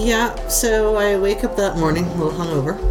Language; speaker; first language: English; native; English